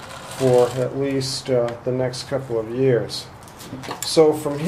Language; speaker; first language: English; native; English